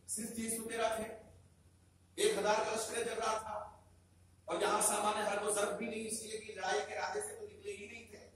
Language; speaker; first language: Urdu; native; Urdu